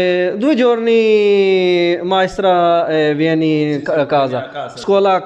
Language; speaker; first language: Italian; non-native, learner; Urdu